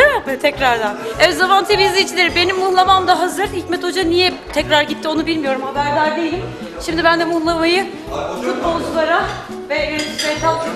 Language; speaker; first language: Turkish; native; Turkish